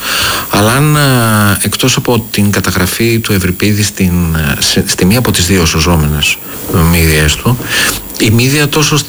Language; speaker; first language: Greek; native; Greek